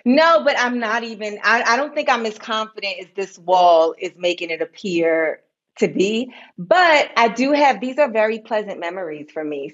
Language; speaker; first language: English; native; English